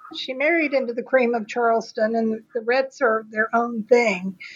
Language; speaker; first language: English; native; English